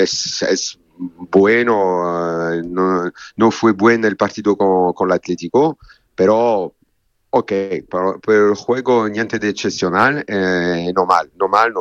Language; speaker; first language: Spanish; non-native, learner; French